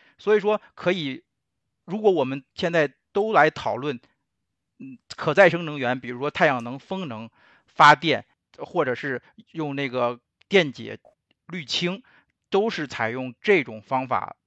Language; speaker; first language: Chinese; native; Chinese